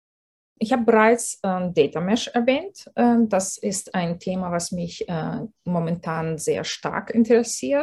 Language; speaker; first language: German; non-native, fluent; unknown